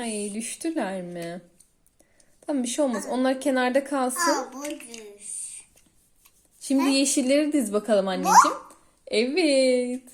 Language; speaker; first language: Turkish; native; Turkish